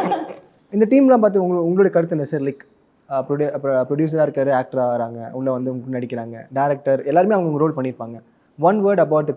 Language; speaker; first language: Tamil; native; Tamil